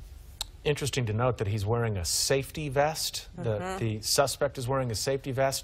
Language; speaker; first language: English; native; English